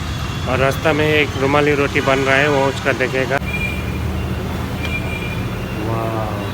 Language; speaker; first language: Hindi; non-native, local second language; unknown